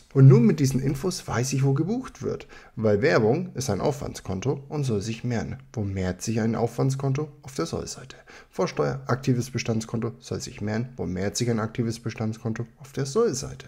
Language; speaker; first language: German; native; German